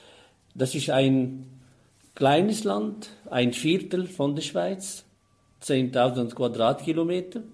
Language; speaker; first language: German; non-native, fluent; Arabic